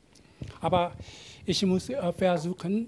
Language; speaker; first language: German; non-native, learner; Korean